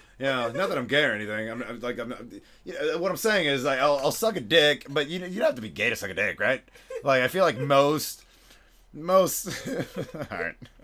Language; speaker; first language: English; early bilingual, other home language; Spanish